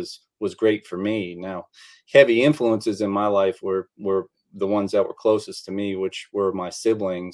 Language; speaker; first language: English; native; English